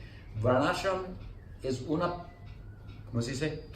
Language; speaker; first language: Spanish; non-native, learner; English